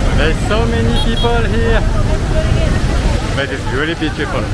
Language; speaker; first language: English; non-native, fluent; French